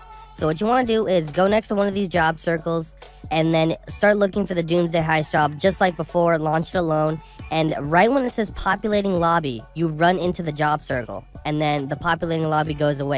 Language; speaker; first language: English; native; English